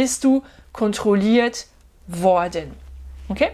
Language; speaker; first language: German; non-native, fluent; French